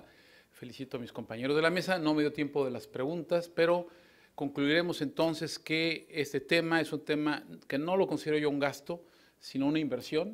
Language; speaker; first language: Spanish; native; Spanish